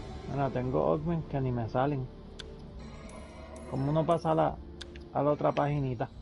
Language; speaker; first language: Spanish; native; Spanish